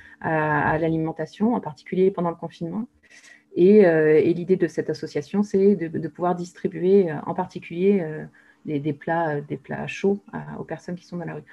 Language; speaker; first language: French; native; French